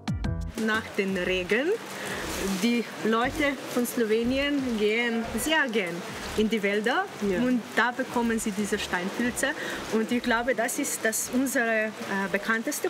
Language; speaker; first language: German; non-native, learner; Slovenian